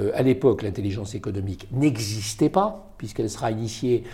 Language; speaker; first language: French; native; French